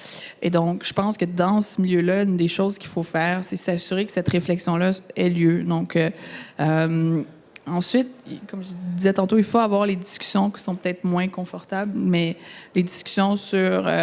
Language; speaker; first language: French; native; French